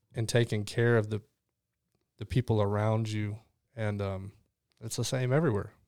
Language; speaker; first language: English; native; English